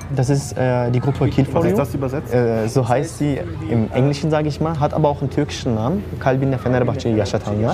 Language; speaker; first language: German; native; German